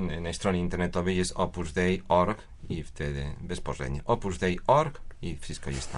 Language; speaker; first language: Polish; non-native, fluent; Spanish